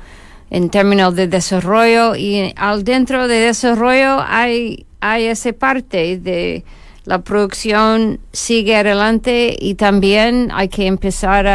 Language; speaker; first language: Spanish; non-native, fluent; English